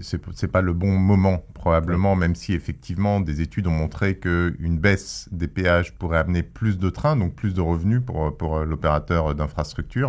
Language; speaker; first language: French; native; French